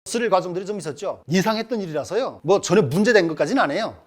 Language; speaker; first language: Korean; native; Korean